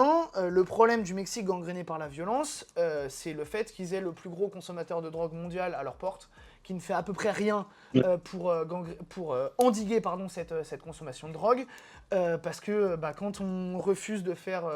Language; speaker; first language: French; native; French